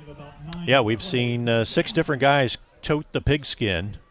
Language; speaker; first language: English; native; English